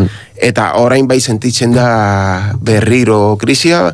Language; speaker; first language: Basque; non-native, learner; Spanish